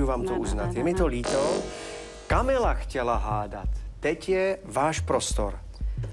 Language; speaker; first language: Czech; native; Czech